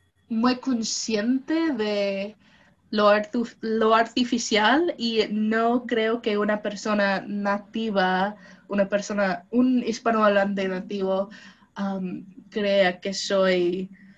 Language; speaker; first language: Spanish; non-native, fluent; English